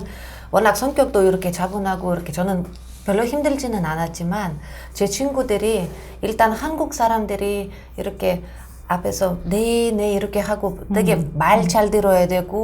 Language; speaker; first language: Korean; non-native, fluent; Russian